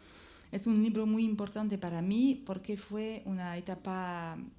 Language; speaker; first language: Spanish; non-native, learner; French